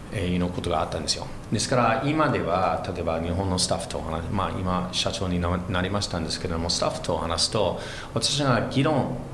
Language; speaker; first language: Japanese; non-native, fluent; English